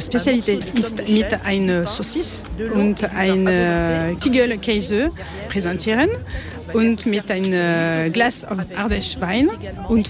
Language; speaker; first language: German; non-native, learner; French